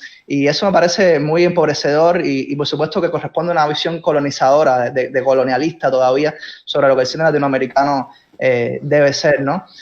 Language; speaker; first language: Spanish; native; Spanish